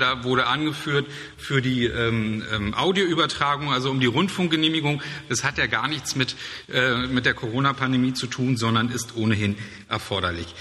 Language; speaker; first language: German; native; German